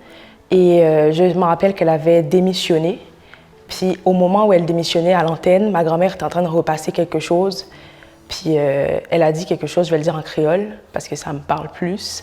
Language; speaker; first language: French; non-native, local second language; Haitian Creole